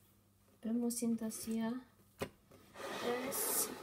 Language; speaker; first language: German; non-native, learner; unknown